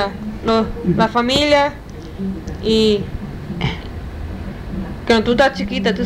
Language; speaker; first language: Spanish; early bilingual, heritage; Spanish